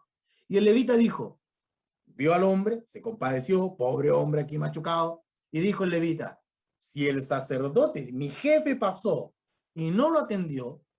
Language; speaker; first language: Spanish; native; Spanish